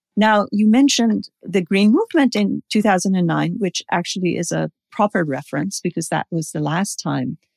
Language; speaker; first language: English; non-native, fluent; Persian